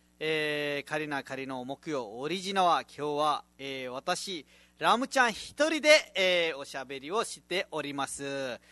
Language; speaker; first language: Japanese; non-native, fluent; Nepali